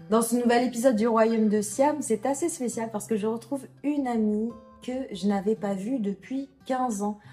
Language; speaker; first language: French; early bilingual, other home language; Arabic